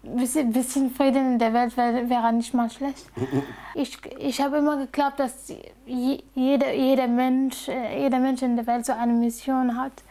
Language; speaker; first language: German; non-native, fluent; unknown